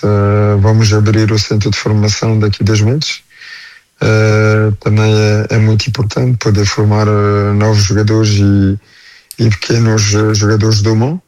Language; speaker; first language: Portuguese; early bilingual, heritage; French